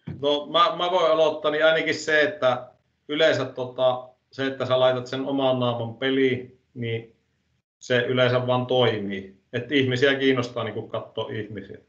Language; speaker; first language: Finnish; native; Finnish